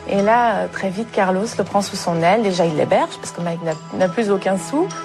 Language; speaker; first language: French; native; French